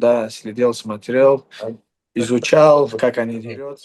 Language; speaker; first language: Russian; non-native, fluent; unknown